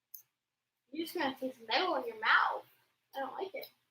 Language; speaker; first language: English; native; English